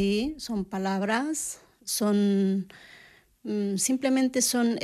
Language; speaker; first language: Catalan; non-native, learner; Spanish